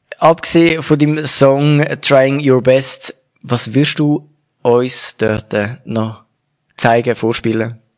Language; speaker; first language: German; native; German